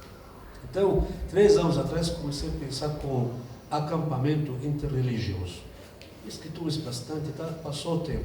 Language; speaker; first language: Portuguese; non-native, fluent; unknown